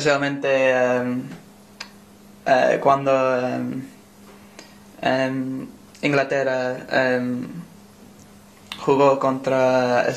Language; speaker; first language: Spanish; non-native, learner; English